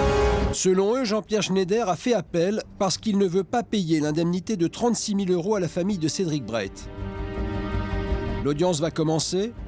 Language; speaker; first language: French; native; French